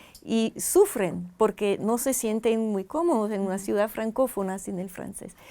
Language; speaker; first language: Spanish; non-native, fluent; French